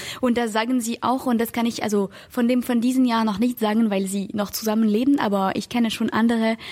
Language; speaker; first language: German; non-native, fluent; French